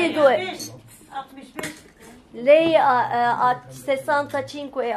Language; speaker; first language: Italian; non-native, fluent; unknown